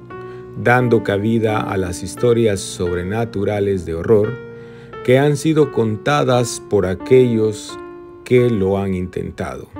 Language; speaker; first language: Spanish; native; Spanish